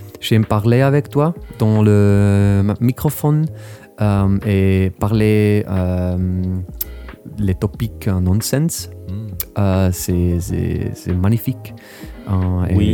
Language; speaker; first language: French; non-native, learner; German